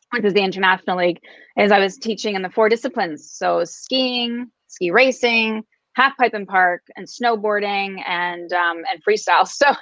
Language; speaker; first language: English; native; English